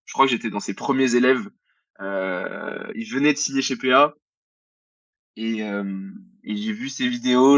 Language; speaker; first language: French; native; French